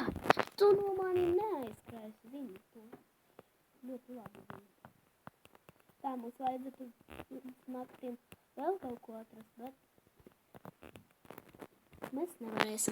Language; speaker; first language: Latvian; non-native, local second language; Russian